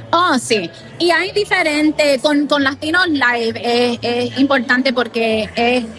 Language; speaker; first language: Spanish; non-native, learner; English